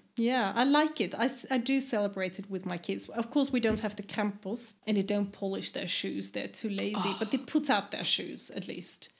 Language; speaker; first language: English; non-native, fluent; German